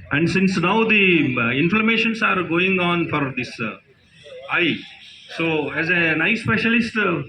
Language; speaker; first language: English; non-native, local second language; Telugu